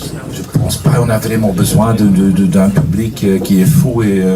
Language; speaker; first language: French; non-native, fluent; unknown